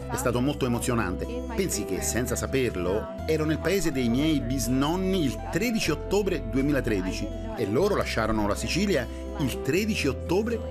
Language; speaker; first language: Italian; native; Italian